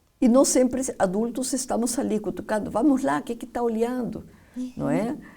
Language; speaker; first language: Portuguese; non-native, fluent; Spanish